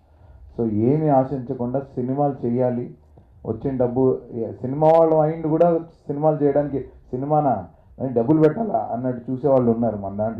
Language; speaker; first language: Telugu; native; Telugu